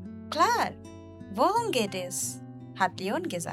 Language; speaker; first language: German; non-native, learner; Bangla